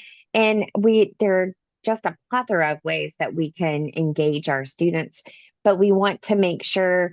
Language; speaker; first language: English; native; English